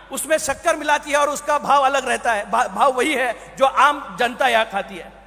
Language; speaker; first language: Hindi; non-native, local second language; Marathi